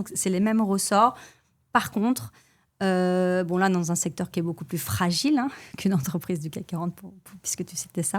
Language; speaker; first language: French; native; French